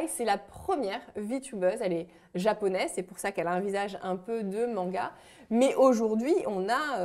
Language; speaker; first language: French; native; French